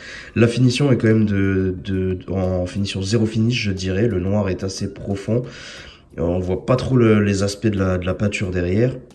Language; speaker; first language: French; native; French